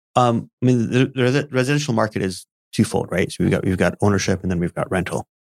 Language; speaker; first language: English; early bilingual, other home language; Arabic